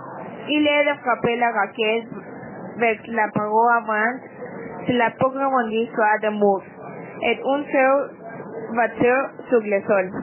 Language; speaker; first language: French; non-native, learner; Spanish